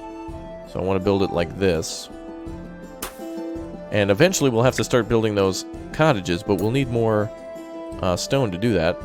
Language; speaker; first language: English; native; English